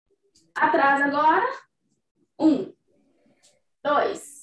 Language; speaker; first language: Portuguese; native; Portuguese